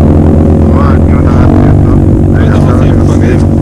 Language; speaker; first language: Hebrew; native; Hebrew